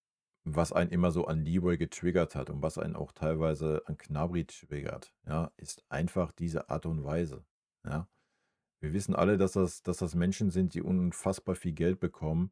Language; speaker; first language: German; native; German